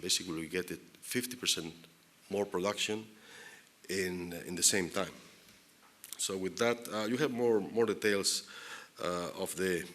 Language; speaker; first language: English; non-native, fluent; Spanish